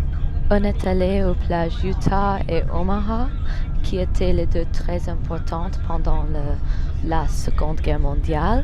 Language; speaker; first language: French; non-native, fluent; English